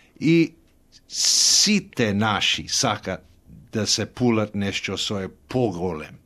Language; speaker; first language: Macedonian; early bilingual, heritage; Macedonian